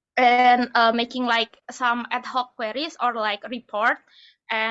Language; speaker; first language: English; non-native, fluent; Indonesian